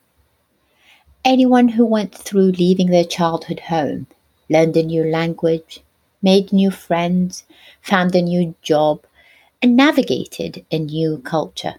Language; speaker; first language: English; non-native, fluent; Arabic